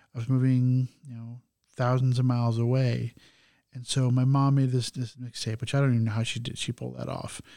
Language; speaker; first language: English; native; English